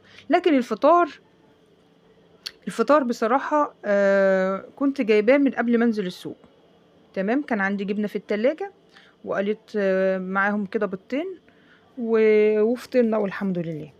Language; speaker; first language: Arabic; native; Arabic